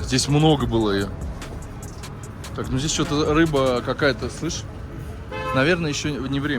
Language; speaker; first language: Russian; native; Russian